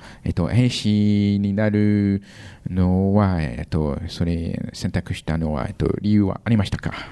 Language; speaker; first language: Japanese; non-native, fluent; French